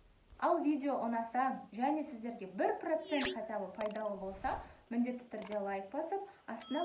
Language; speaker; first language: Kazakh; native; Kazakh